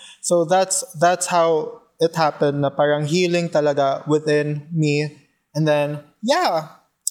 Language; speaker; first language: English; non-native, local second language; Cebuano